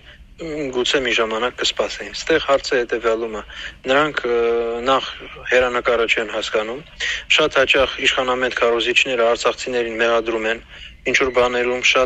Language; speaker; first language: Armenian; native; Armenian